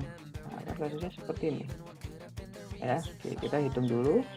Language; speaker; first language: Indonesian; native; Indonesian